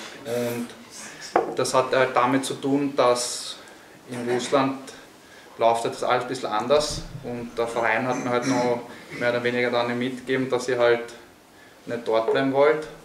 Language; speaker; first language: German; native; German